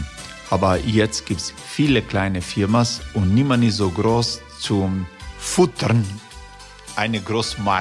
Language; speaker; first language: German; non-native, learner; Croatian